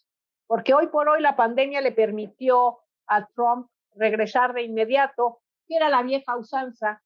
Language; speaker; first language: Spanish; native; Spanish